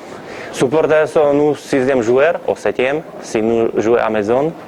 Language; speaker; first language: French; non-native, learner; Slovak